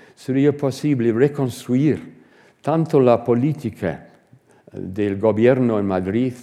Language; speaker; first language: Spanish; non-native, fluent; English